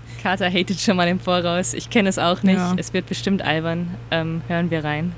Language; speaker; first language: German; native; German